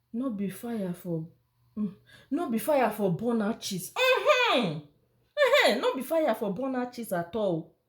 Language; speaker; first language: Nigerian Pidgin; non-native, local second language; Bini